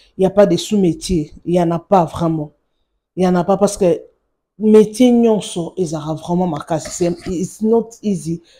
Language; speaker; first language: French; non-native, local second language; Lingala